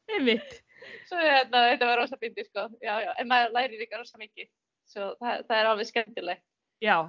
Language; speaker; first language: Icelandic; non-native, fluent; Czech